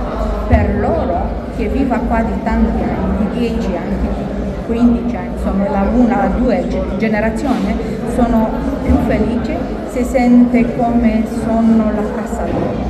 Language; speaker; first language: Italian; non-native, learner; Romanian